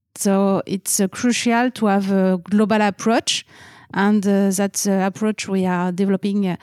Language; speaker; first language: English; non-native, fluent; French